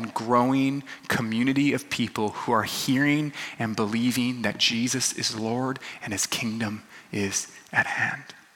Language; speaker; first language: English; native; English